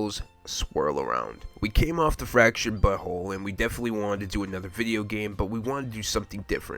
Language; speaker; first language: English; native; English